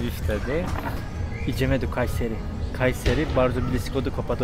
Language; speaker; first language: Polish; non-native, learner; Turkish